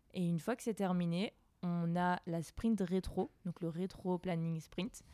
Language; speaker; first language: French; native; French